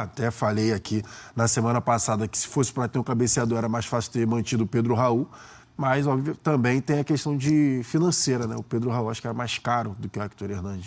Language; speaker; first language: Portuguese; native; Portuguese